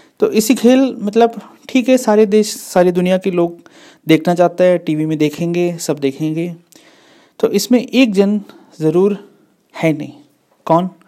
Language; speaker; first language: Hindi; non-native, local second language; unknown